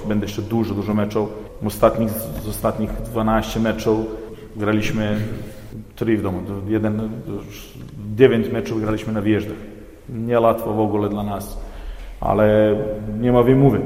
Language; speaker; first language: Polish; non-native, fluent; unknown